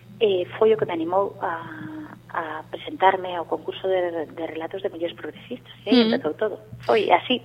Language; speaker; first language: Galician; early bilingual, other home language; Spanish